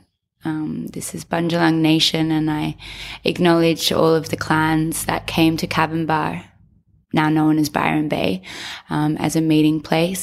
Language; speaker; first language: English; native; English